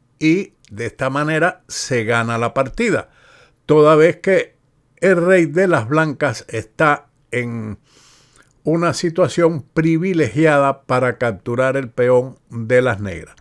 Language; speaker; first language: Spanish; native; Spanish